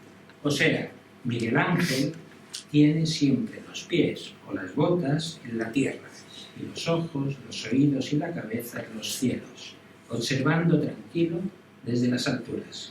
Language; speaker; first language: Spanish; native; Spanish